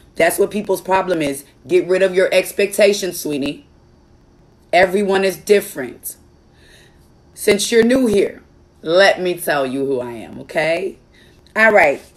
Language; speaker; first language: English; native; English